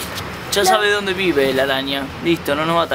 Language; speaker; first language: Spanish; native; Spanish